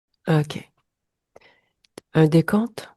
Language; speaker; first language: French; native; French